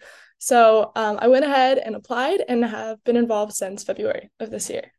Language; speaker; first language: English; native; English